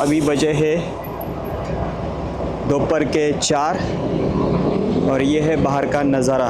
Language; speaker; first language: Hindi; non-native, local second language; Marathi